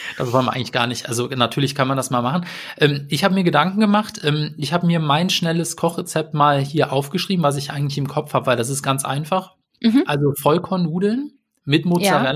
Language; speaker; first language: German; native; German